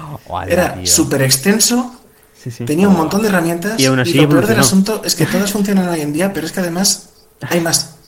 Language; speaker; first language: Spanish; native; Spanish